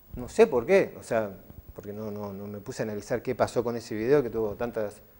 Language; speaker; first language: Spanish; native; Spanish